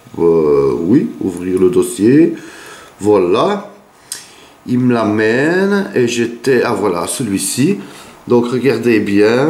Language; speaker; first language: French; native; French